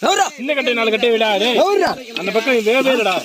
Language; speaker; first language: Tamil; native; Tamil